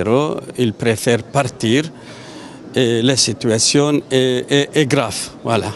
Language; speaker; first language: French; non-native, fluent; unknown